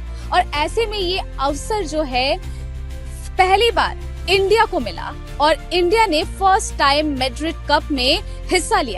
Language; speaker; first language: Hindi; native; Hindi